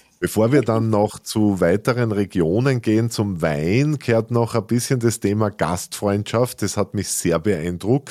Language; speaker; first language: German; native; German